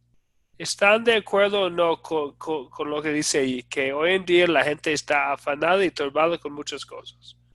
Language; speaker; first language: Spanish; non-native, fluent; English